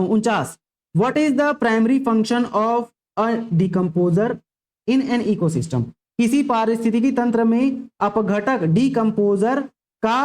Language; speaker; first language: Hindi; native; Hindi